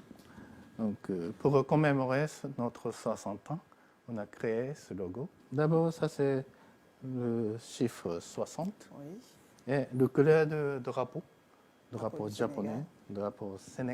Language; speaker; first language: French; non-native, fluent; Japanese